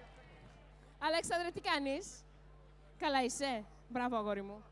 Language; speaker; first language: Greek; early bilingual, heritage; Greek